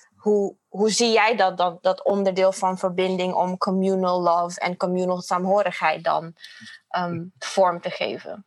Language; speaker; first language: Dutch; non-native, fluent; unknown